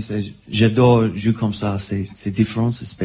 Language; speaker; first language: French; non-native, learner; English